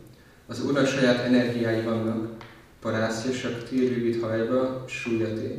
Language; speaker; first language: Hungarian; native; Hungarian